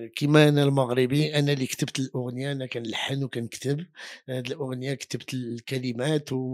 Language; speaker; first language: Arabic; native; Arabic